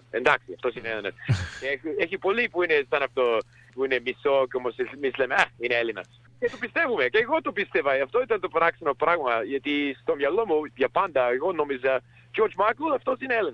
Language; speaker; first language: Greek; early bilingual, heritage; English